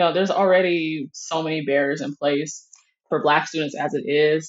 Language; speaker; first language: English; native; English